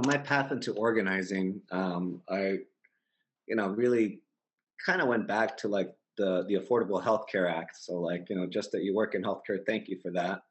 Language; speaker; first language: English; native; English